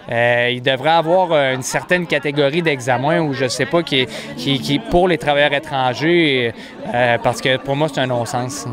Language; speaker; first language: French; native; French